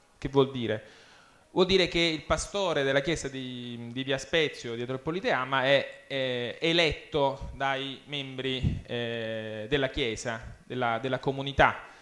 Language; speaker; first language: Italian; early bilingual, other home language; English